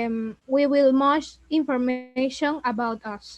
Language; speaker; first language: English; non-native, learner; Spanish